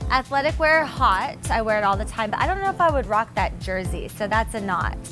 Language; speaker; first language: English; native; English